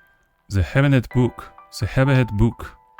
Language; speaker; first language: Dutch; non-native, learner; English